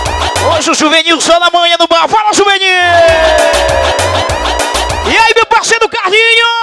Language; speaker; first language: Portuguese; native; Portuguese